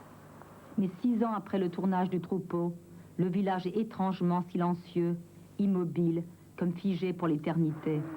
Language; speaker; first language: French; native; French